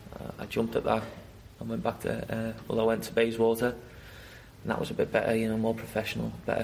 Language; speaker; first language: English; native; English